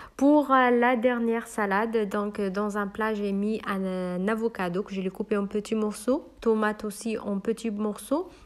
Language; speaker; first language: French; non-native, local second language; Arabic